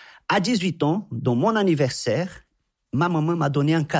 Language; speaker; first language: French; non-native, fluent; Portuguese